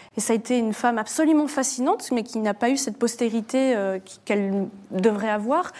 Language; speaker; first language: French; native; French